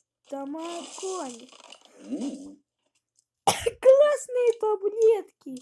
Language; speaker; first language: Russian; early bilingual, heritage; Russian